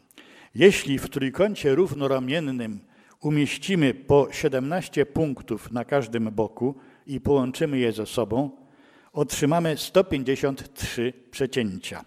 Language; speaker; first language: Polish; native; Polish